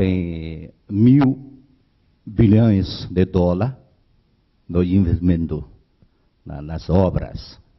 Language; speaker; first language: Portuguese; non-native, learner; Chinese